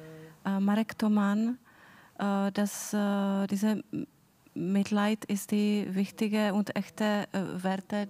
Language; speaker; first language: German; non-native, fluent; Czech